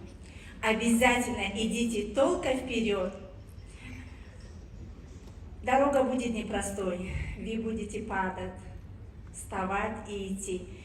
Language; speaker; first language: Russian; non-native, fluent; Tajik